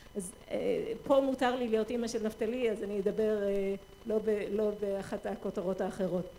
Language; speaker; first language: Hebrew; non-native, fluent; English